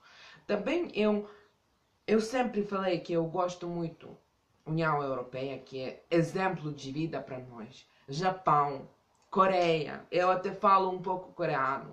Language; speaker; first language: Portuguese; non-native, fluent; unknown